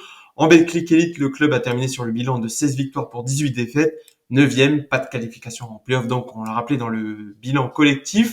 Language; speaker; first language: French; native; French